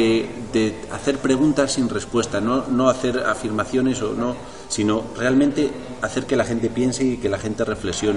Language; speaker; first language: Spanish; native; Spanish